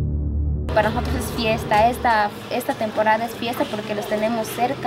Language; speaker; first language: Spanish; native; Spanish